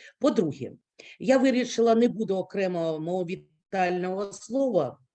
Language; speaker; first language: Ukrainian; native; Ukrainian